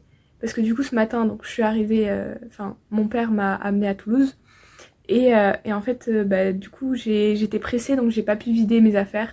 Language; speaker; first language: French; native; French